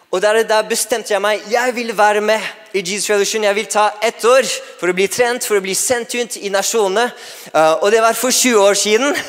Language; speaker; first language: Norwegian; non-native, fluent; English